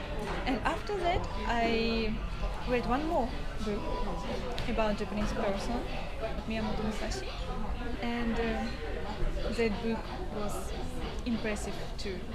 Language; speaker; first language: English; non-native, learner; Russian